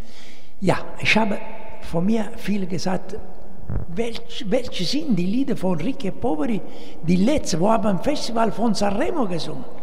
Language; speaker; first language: German; non-native, fluent; Italian